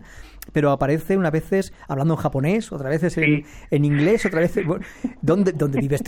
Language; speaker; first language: Spanish; native; Spanish